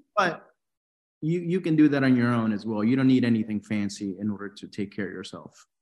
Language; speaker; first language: English; non-native, fluent; Spanish